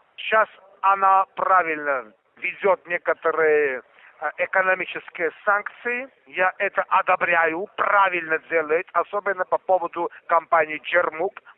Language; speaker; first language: Russian; non-native, local second language; Armenian